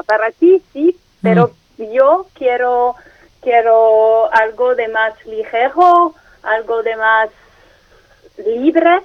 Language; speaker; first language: Spanish; non-native, learner; French